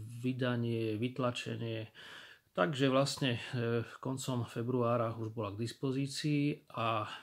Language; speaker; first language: Slovak; native; Slovak